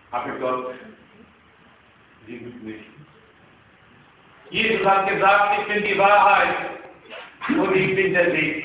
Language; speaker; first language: German; non-native, fluent; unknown